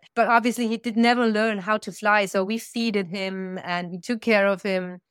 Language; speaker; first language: English; non-native, fluent; German